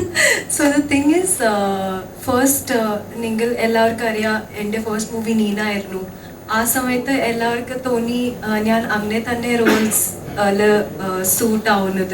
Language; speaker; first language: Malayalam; non-native, learner; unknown